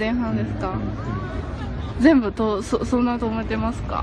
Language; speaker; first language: Japanese; non-native, learner; Chinese